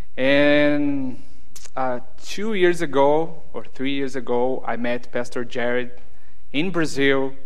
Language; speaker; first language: English; non-native, learner; Portuguese